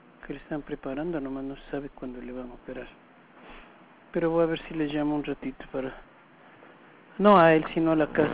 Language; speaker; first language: Spanish; native; Spanish